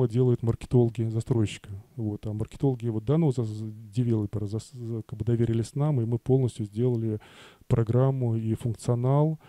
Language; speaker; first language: Russian; native; Russian